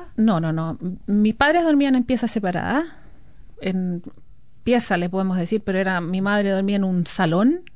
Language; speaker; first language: Spanish; native; Spanish